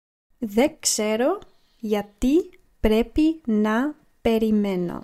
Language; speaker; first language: Greek; non-native, learner; English